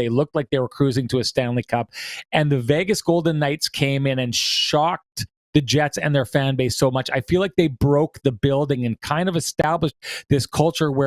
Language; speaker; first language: English; native; English